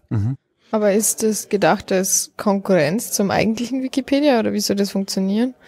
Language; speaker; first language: German; native; German